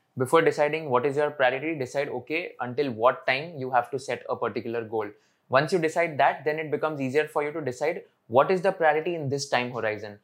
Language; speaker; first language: English; non-native, local second language; Hindi